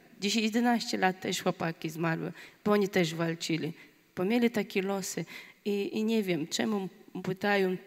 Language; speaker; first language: Polish; non-native, learner; Chechen